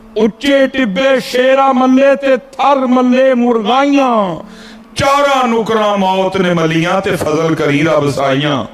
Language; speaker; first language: Hindi; non-native, local second language; Punjabi